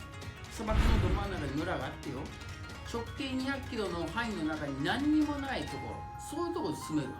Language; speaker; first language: Japanese; native; Japanese